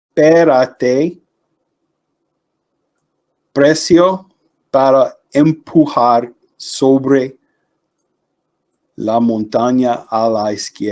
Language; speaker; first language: Spanish; non-native, learner; English